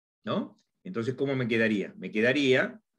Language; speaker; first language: Spanish; native; Spanish